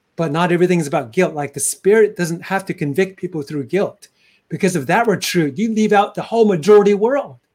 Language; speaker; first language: English; early bilingual, other home language; Chinese